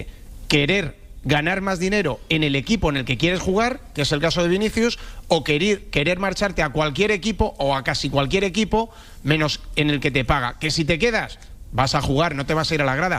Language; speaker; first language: Spanish; native; Spanish